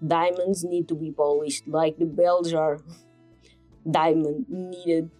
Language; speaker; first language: English; non-native, fluent; Portuguese